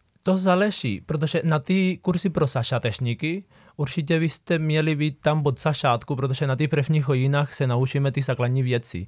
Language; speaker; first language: Czech; non-native, fluent; Spanish